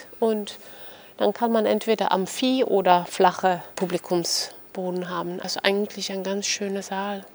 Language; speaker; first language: German; non-native, fluent; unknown